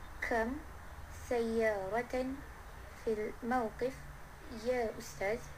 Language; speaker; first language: Arabic; non-native, learner; Malay